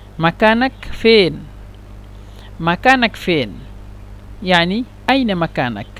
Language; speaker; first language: Egyptian Arabic; non-native, learner; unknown